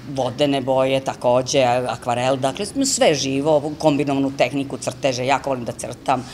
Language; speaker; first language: Serbian; native; Serbian